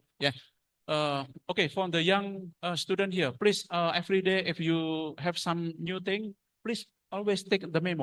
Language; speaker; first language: English; non-native, fluent; Indonesian